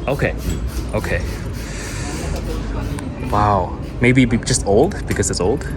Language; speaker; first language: English; native; English